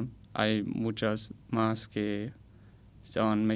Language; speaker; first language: Spanish; non-native, learner; German